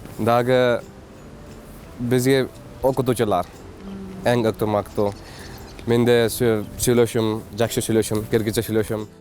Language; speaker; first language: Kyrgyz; non-native, learner; Kashmiri